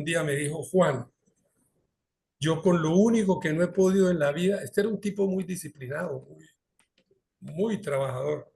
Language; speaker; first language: Spanish; native; Spanish